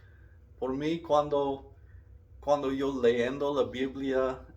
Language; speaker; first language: Spanish; non-native, learner; English